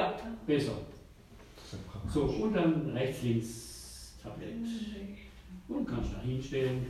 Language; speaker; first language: German; native; German